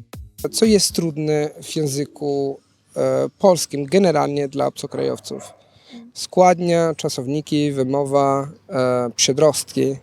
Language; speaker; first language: Polish; non-native, fluent; Italian